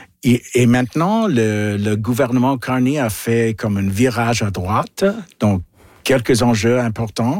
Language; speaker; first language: French; non-native, local second language; English